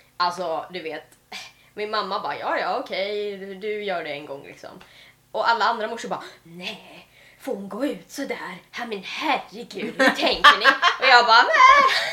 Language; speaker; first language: Swedish; early bilingual, heritage; Swedish